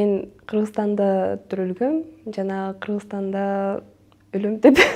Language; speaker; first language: Kyrgyz; non-native, local second language; Russian